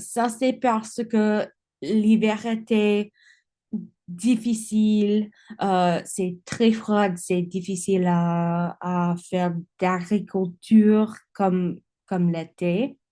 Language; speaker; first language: French; non-native, learner; English